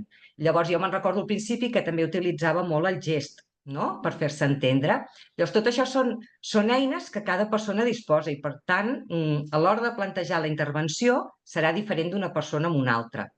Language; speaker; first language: Catalan; native; Catalan